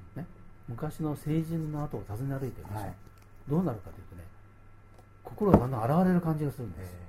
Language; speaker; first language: Japanese; native; Japanese